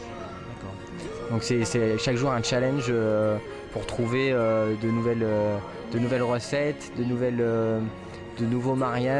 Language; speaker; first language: French; native; French